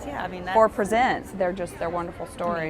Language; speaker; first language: English; native; English